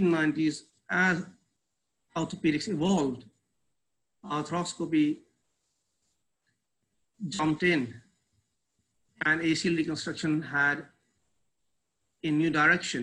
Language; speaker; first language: English; non-native, local second language; Urdu